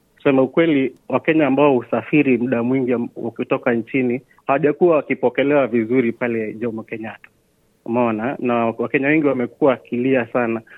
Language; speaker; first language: Swahili; native; Swahili